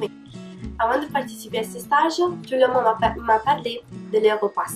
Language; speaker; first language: French; non-native, learner; Italian